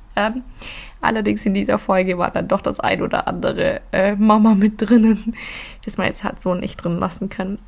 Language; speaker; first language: German; early bilingual, other home language; Filipino